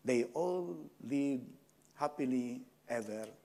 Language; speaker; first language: English; non-native, local second language; Filipino